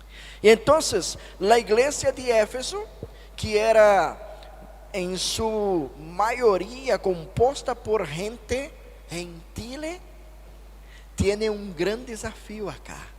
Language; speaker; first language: Spanish; non-native, fluent; Portuguese